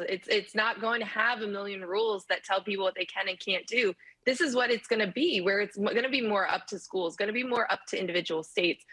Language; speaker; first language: English; native; English